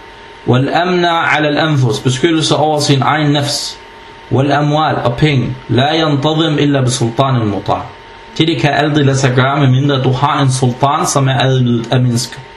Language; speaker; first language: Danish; early bilingual, other home language; Arabic